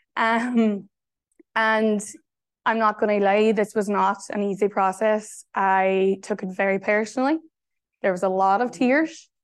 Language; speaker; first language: English; native; English